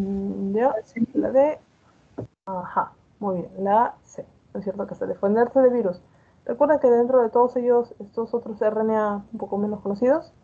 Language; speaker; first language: Spanish; native; Spanish